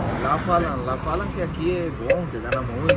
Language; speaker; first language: Portuguese; non-native, learner; Spanish